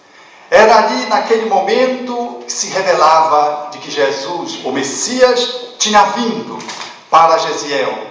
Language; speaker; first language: Portuguese; native; Portuguese